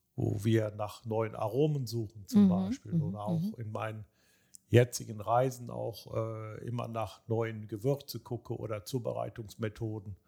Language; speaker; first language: German; early bilingual, other home language; Turkish